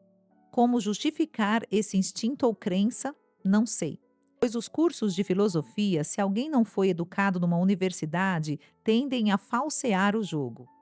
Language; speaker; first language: Portuguese; native; Portuguese